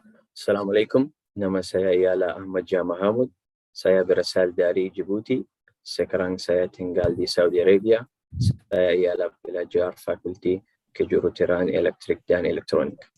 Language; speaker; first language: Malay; non-native, learner; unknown